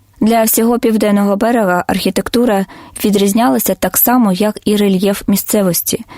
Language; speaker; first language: Ukrainian; non-native, local second language; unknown